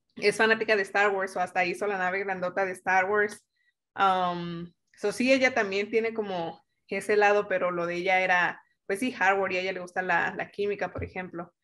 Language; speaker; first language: Spanish; native; Spanish